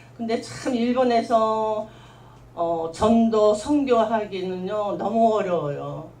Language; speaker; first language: Korean; native; Korean